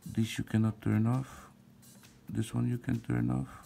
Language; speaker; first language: English; non-native, fluent; Dutch